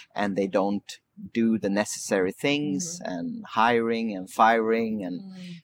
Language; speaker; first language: English; early bilingual, other home language; Swedish